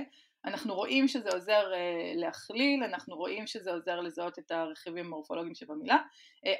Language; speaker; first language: Hebrew; native; Hebrew